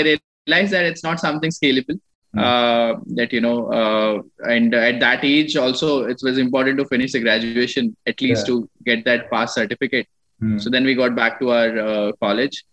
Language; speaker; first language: English; non-native, local second language; Punjabi